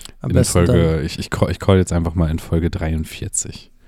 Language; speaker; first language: German; native; German